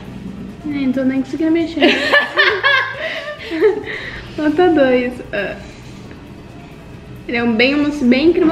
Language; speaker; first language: Portuguese; native; Portuguese